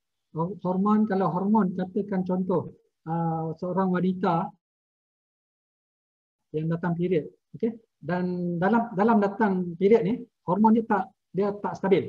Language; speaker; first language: Malay; native; Malay